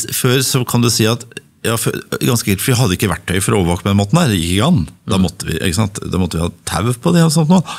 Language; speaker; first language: Norwegian; native; Norwegian